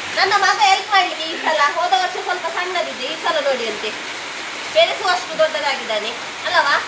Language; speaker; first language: Kannada; non-native, local second language; Tulu